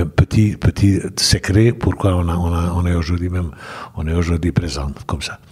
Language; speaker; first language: French; non-native, fluent; Bosnian